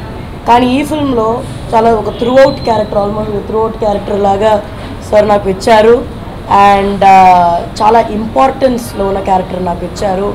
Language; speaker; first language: Telugu; non-native, fluent; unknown